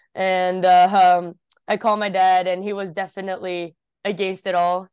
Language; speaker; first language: English; early bilingual, other home language; Japanese